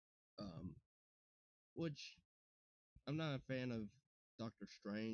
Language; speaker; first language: English; native; English